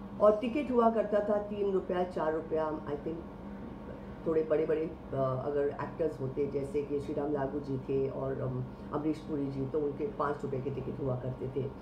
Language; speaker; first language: Hindi; non-native, local second language; Marathi